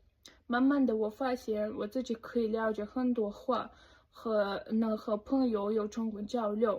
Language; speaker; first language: Chinese; non-native, learner; Uzbek